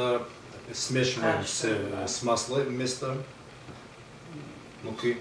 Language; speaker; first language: Russian; non-native, learner; Azerbaijani